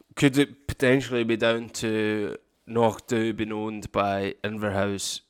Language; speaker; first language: English; native; English